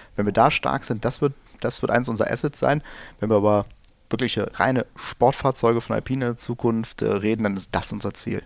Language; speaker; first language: German; native; German